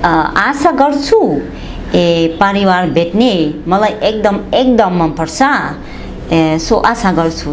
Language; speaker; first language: Nepali; non-native, learner; Dutch